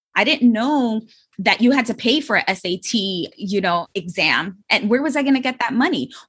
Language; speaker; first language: English; native; English